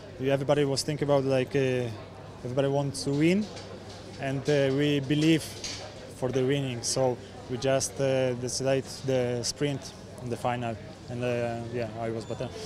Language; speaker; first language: English; non-native, learner; Polish